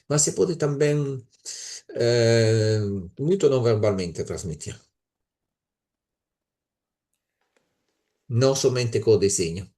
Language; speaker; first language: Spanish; non-native, learner; Italian